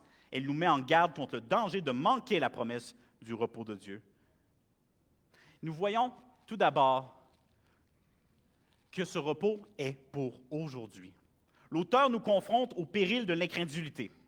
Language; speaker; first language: French; native; French